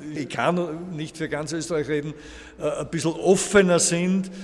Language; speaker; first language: German; native; German